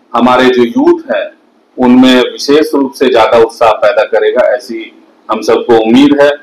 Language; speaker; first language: Hindi; native; Hindi